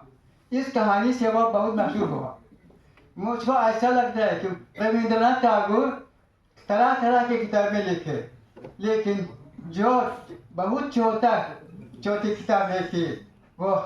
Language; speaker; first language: Hindi; non-native, fluent; Tajik